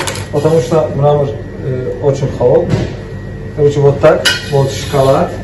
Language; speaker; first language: Russian; non-native, learner; Turkish